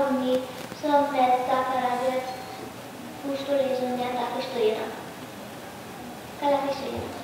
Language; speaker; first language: Greek; early bilingual, heritage; Greek